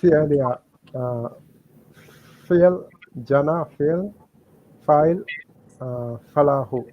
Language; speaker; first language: Arabic; non-native, learner; Japanese